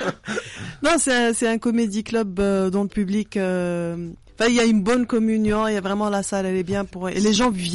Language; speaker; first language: French; non-native, local second language; Arabic